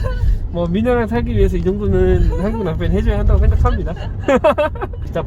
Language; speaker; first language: Korean; native; Korean